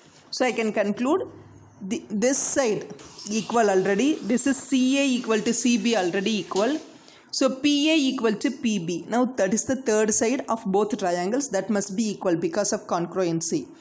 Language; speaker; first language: English; non-native, local second language; Tamil